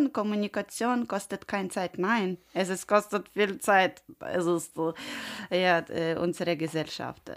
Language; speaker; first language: German; non-native, learner; Ukrainian